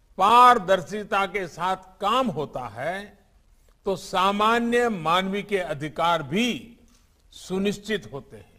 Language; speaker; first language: Hindi; non-native, local second language; Gujarati